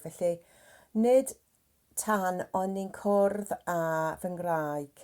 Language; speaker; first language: Welsh; non-native, fluent; English